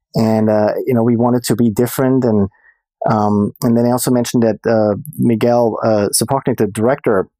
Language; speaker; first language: English; non-native, fluent; German